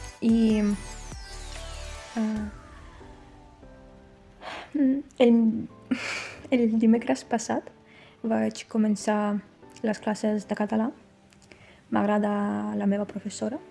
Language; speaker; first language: Catalan; non-native, learner; Ukrainian